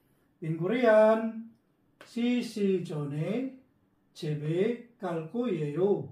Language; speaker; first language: Korean; non-native, fluent; Filipino